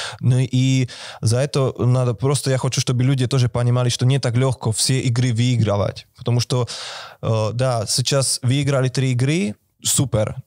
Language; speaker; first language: Russian; non-native, fluent; Slovak